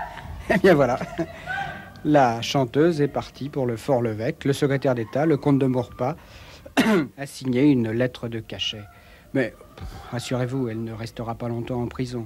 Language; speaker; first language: French; native; French